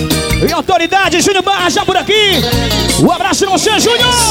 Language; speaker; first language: Portuguese; native; Portuguese